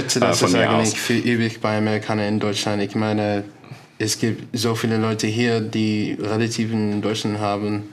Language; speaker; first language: German; non-native, learner; English